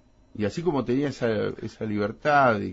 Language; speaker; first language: Spanish; native; Spanish